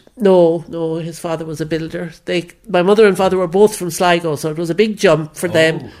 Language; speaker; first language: English; native; English